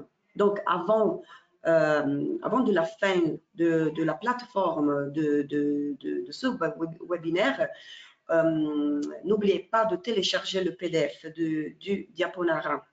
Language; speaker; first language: French; non-native, fluent; Italian